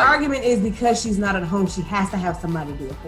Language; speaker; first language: English; native; English